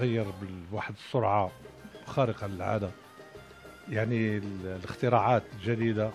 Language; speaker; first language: Arabic; native; Arabic